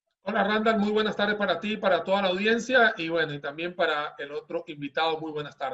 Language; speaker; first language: Spanish; native; Spanish